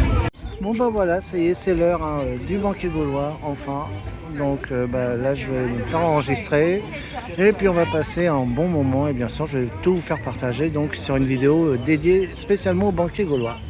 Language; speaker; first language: French; native; French